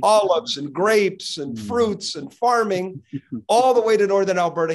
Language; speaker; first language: English; native; English